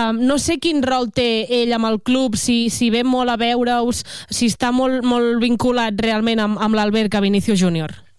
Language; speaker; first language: Catalan; native; Catalan